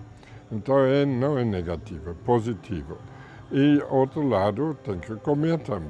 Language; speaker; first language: Portuguese; non-native, fluent; German